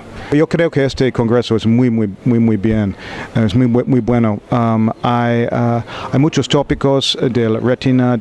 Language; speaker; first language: Spanish; non-native, learner; English